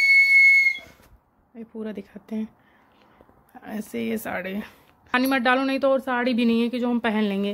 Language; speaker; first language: Hindi; native; Hindi